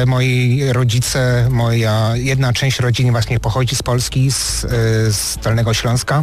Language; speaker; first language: Polish; early bilingual, heritage; Polish